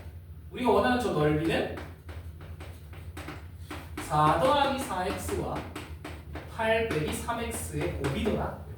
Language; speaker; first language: Korean; native; Korean